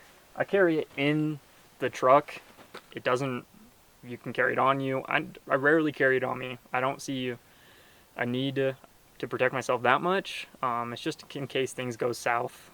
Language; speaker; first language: English; native; English